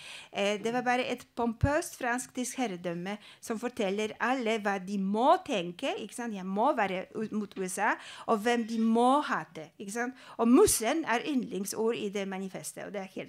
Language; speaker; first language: Norwegian; non-native, fluent; Polish